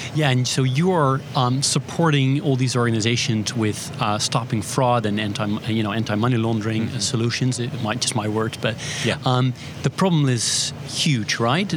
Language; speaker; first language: English; non-native, fluent; Dutch